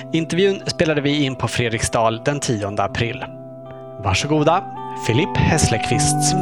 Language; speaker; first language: Swedish; native; Swedish